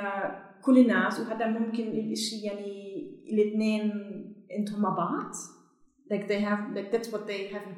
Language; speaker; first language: Arabic; non-native, learner; German